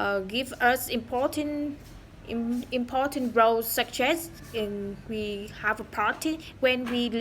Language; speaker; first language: English; non-native, learner; Vietnamese